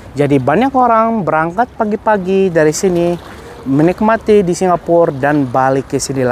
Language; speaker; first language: Indonesian; non-native, fluent; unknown